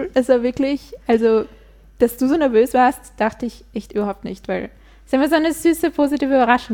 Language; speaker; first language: German; native; German